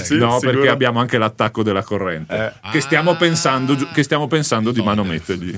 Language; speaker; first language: Italian; native; Italian